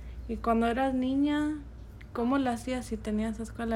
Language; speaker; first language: Spanish; early bilingual, other home language; English